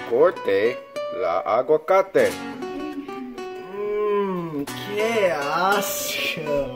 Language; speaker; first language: Spanish; non-native, learner; English